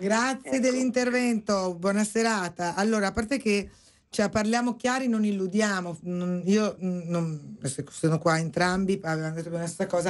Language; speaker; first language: Italian; native; Italian